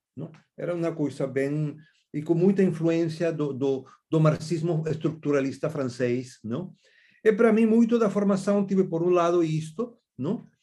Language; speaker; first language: Portuguese; non-native, fluent; Spanish